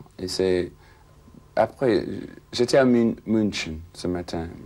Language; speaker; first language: French; non-native, fluent; English